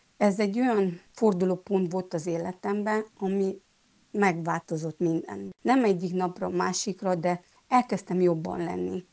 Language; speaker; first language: Hungarian; non-native, local second language; Romanian